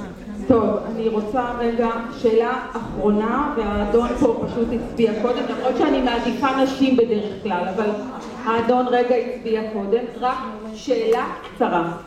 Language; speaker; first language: Hebrew; native; Hebrew